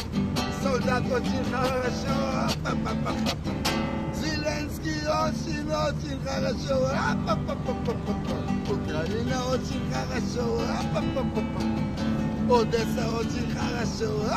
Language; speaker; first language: Russian; non-native, learner; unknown